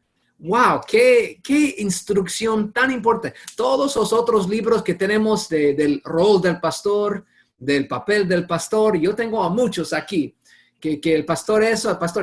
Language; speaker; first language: Spanish; non-native, fluent; English